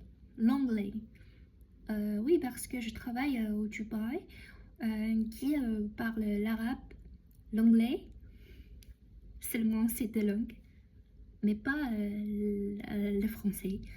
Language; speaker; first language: French; non-native, learner; Chinese